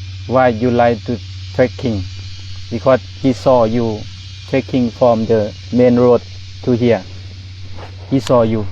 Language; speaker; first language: English; non-native, learner; Thai